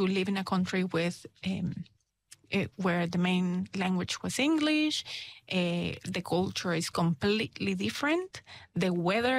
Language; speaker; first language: English; non-native, fluent; Spanish